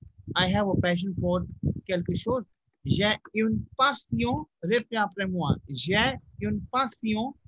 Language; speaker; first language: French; non-native, fluent; Hindi